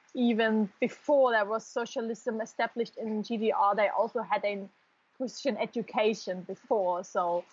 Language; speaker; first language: English; non-native, fluent; German